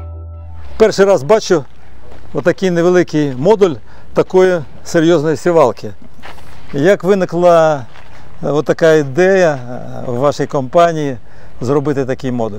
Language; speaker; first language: Ukrainian; native; Ukrainian